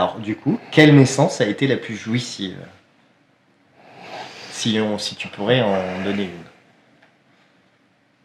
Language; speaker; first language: French; native; French